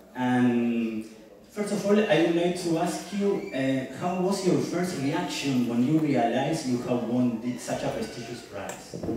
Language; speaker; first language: English; non-native, learner; Spanish